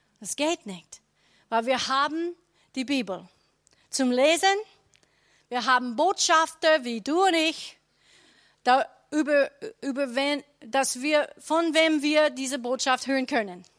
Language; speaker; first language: German; non-native, learner; English